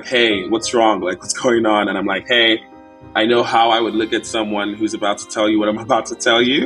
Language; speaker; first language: English; non-native, local second language; Igbo